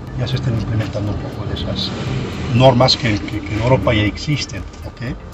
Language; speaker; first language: Spanish; non-native, fluent; Arabic